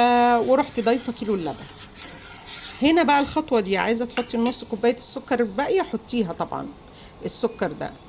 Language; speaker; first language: Arabic; native; Arabic